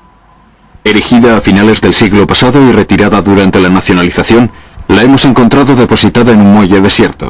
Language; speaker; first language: Spanish; native; Spanish